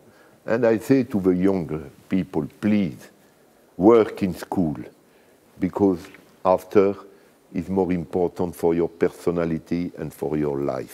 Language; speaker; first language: English; non-native, learner; French